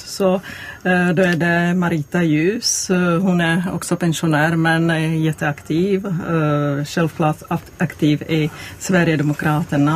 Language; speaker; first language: Swedish; non-native, fluent; Czech